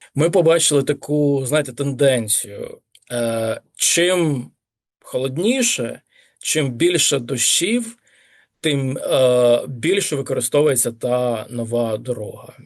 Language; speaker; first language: Ukrainian; native; Ukrainian